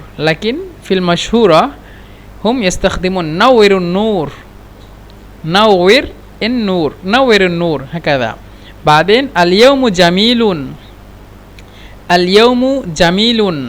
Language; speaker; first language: Arabic; non-native, fluent; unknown